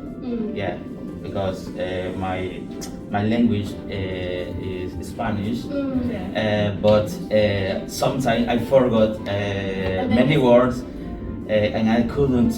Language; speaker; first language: English; non-native, learner; Spanish